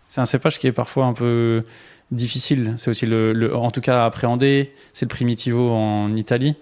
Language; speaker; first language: French; native; French